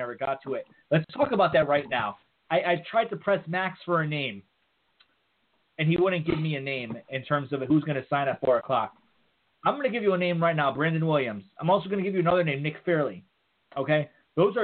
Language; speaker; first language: English; native; English